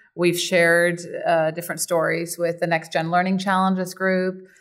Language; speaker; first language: English; native; English